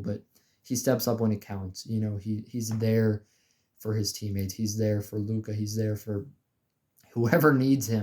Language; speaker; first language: English; native; English